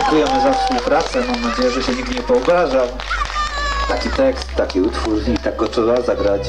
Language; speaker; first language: Polish; native; Polish